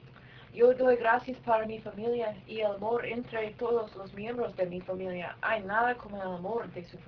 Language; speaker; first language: Spanish; non-native, learner; English